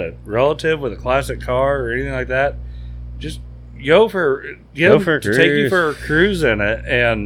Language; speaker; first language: English; native; English